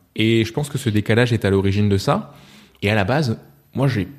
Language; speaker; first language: French; native; French